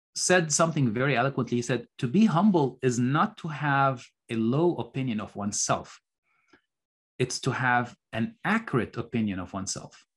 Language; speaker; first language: English; non-native, fluent; Arabic